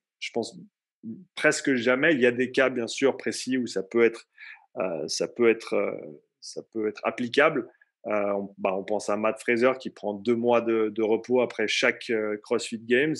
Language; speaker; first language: French; native; French